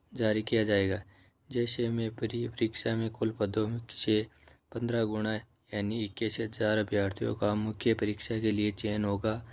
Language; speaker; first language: Hindi; native; Hindi